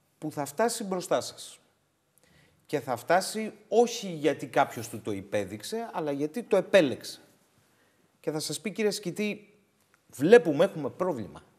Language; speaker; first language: Greek; native; Greek